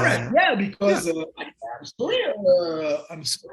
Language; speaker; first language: English; non-native, learner; French